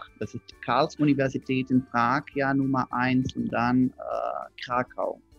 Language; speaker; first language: German; non-native, fluent; Russian